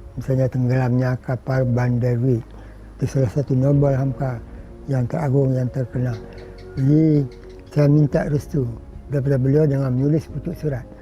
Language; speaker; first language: Malay; native; Malay